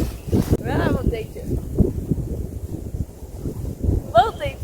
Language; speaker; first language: Dutch; early bilingual, other home language; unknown